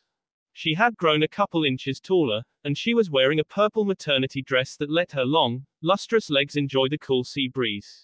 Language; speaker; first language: English; native; English